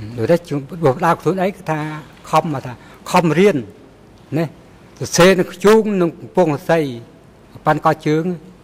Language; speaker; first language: Khmer; non-native, local second language; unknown